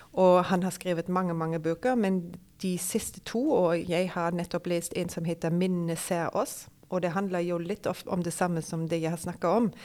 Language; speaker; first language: Norwegian; non-native, fluent; German